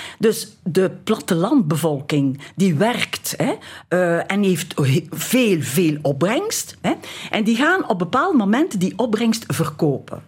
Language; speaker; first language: Dutch; native; Dutch